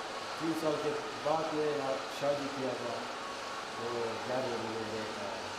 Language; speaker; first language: Hindi; non-native, learner; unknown